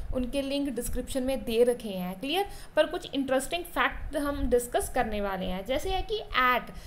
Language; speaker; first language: Hindi; non-native, local second language; Punjabi